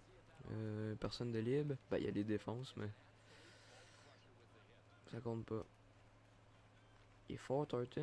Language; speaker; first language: French; native; French